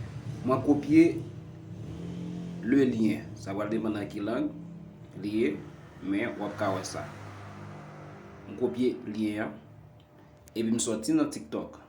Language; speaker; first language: French; non-native, learner; Haitian Creole